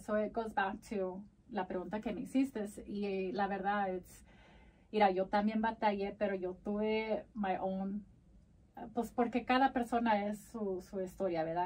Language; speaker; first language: Spanish; early bilingual, heritage; Spanish